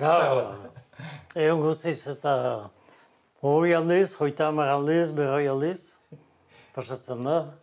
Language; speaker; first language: Basque; native; Basque